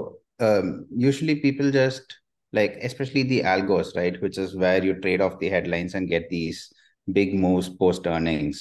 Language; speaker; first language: English; non-native, local second language; Tamil